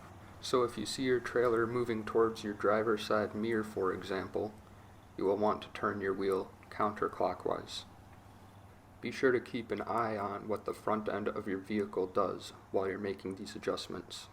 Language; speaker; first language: English; native; English